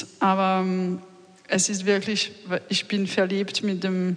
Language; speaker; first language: German; non-native, learner; French